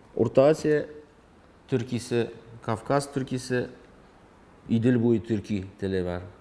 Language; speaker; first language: Tatar; non-native, local second language; Russian